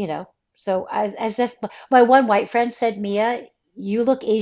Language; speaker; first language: English; native; English